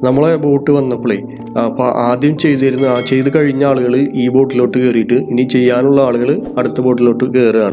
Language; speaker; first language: Malayalam; native; Malayalam